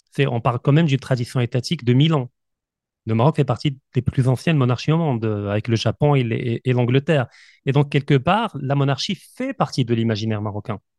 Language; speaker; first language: French; non-native, local second language; Arabic